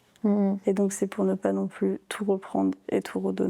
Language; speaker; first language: French; native; French